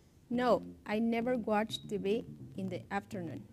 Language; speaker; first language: English; non-native, learner; Spanish